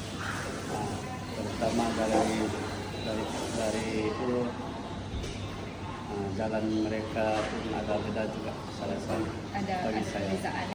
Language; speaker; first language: Indonesian; non-native, local second language; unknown